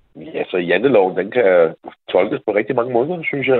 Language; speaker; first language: Danish; non-native, fluent; Dutch